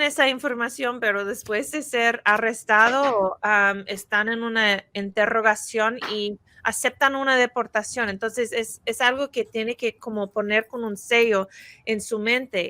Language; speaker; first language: Spanish; non-native, fluent; English